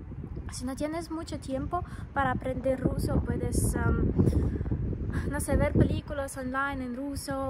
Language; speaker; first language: Spanish; non-native, fluent; Russian